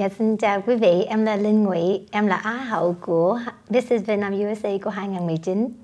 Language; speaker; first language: Vietnamese; early bilingual, heritage; Vietnamese